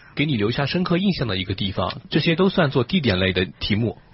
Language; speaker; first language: Chinese; native; Chinese